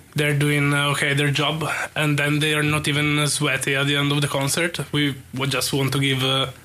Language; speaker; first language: English; non-native, fluent; Italian